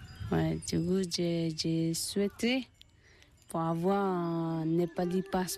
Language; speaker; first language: French; non-native, learner; Tibetan